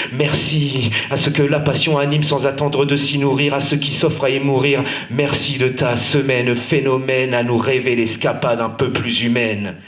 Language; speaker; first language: French; native; French